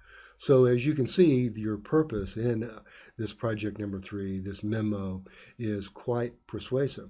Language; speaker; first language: English; native; English